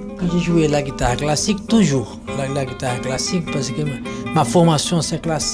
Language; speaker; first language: French; non-native, learner; Portuguese